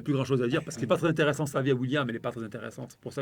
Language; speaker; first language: French; native; French